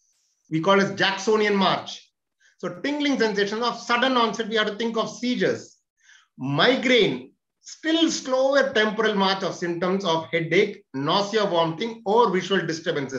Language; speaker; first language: English; non-native, local second language; Telugu